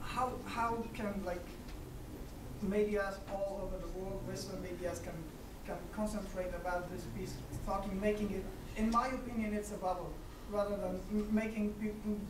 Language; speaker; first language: English; non-native, fluent; Persian